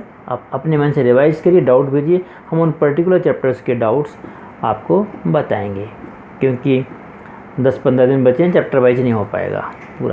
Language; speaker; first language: Hindi; native; Hindi